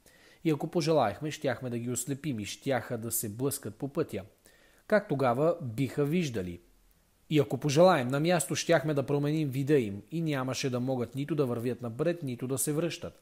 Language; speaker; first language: Bulgarian; native; Bulgarian